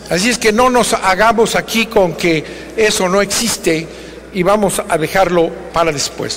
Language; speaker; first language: Spanish; native; Spanish